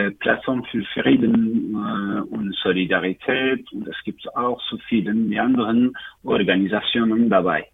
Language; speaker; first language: German; non-native, learner; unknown